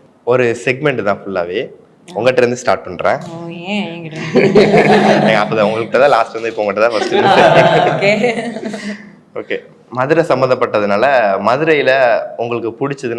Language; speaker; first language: Tamil; native; Tamil